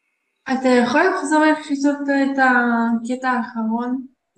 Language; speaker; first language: Hebrew; native; Hebrew